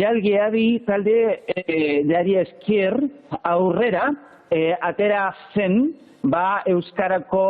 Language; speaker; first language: Basque; non-native, learner; Spanish